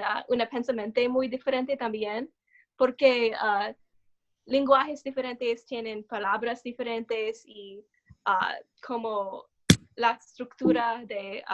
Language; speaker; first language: Spanish; non-native, learner; English